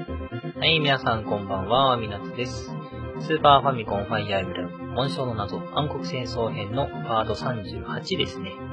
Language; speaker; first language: Japanese; native; Japanese